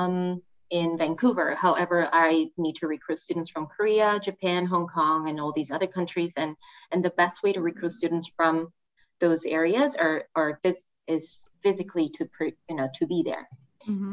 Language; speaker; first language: English; non-native, fluent; Korean